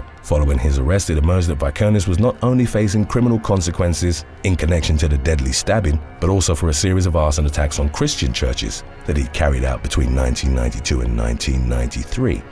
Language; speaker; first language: English; native; English